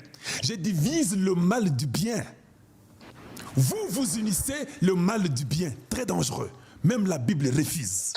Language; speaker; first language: French; non-native, local second language; Lingala